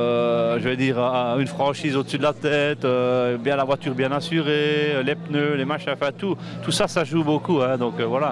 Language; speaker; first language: French; native; French